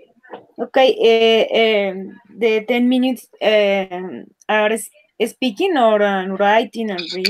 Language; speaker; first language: English; non-native, learner; Spanish